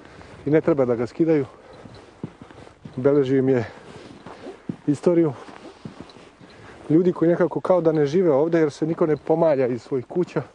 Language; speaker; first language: Serbian; native; Serbian